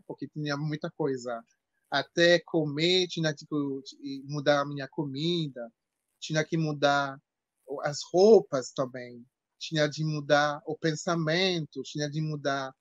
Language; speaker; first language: Portuguese; non-native, fluent; French